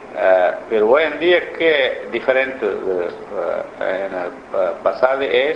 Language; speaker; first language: Spanish; non-native, learner; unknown